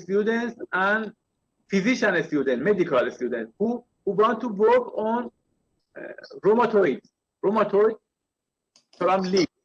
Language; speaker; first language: English; non-native, learner; Persian